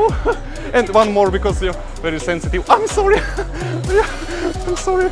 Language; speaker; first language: English; non-native, learner; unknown